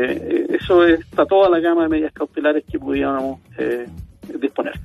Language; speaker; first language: Spanish; native; Spanish